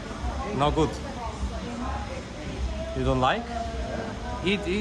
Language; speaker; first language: English; non-native, learner; Slovak